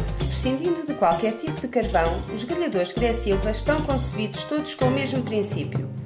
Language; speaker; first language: Portuguese; native; Portuguese